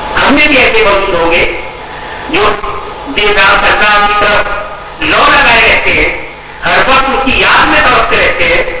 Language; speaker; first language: Urdu; non-native, local second language; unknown